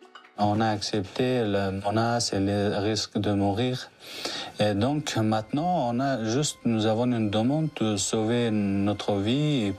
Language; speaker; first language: French; non-native, learner; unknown